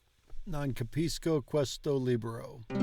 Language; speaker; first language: Italian; non-native, learner; English